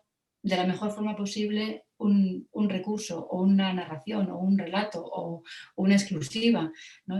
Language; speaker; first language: Spanish; native; Spanish